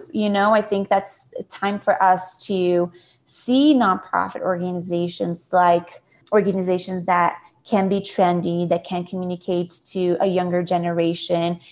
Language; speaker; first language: English; non-native, fluent; Portuguese